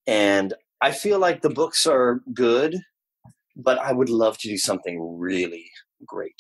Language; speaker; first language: English; native; English